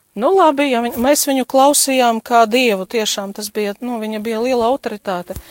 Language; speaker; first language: Latvian; non-native, local second language; Russian